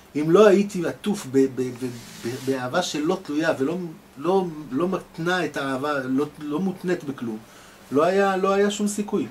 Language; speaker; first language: Hebrew; native; Hebrew